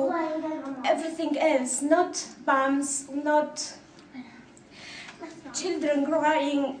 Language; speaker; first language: English; non-native, learner; Arabic